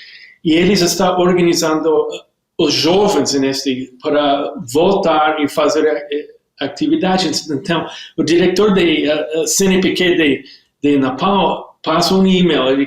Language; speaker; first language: Portuguese; non-native, learner; English